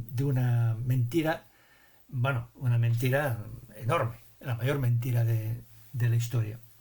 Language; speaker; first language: Spanish; native; Spanish